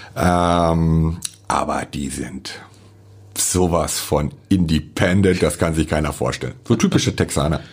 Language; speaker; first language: German; native; German